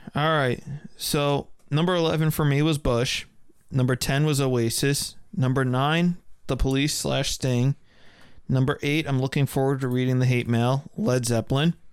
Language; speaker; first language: English; early bilingual, other home language; German